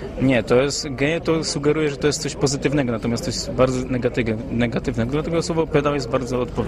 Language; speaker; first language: Polish; native; Polish